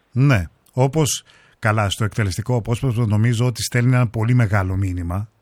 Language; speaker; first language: Greek; native; Greek